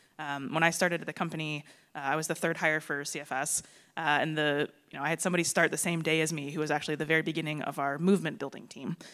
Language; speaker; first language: English; native; English